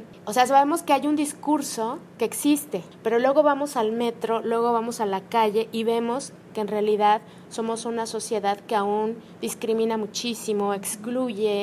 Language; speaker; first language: Spanish; native; Spanish